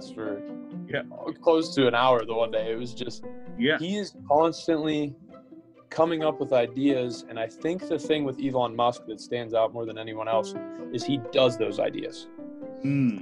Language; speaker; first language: English; native; English